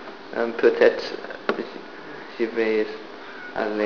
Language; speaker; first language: French; non-native, learner; English